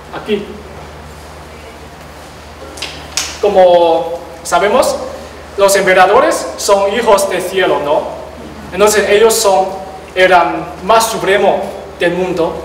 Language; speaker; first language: Spanish; non-native, learner; Chinese